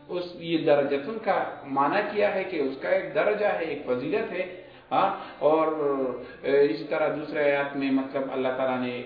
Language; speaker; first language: Urdu; non-native, local second language; Pashto